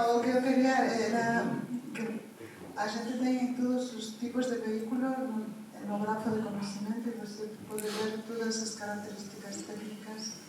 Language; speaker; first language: Portuguese; non-native, fluent; Spanish